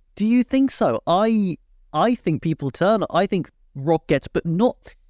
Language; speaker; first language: English; native; English